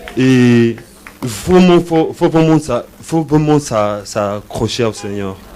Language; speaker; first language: French; non-native, learner; Portuguese